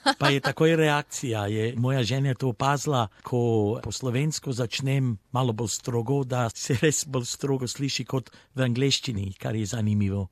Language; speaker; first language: Slovenian; early bilingual, other home language; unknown